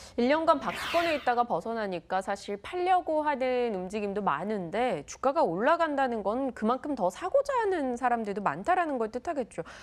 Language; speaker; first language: Korean; native; Korean